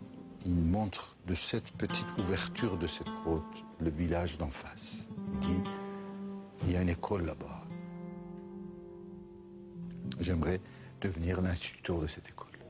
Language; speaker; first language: French; non-native, fluent; Persian